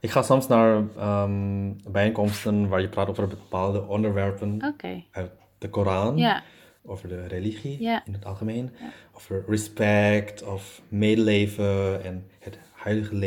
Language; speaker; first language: Dutch; non-native, learner; German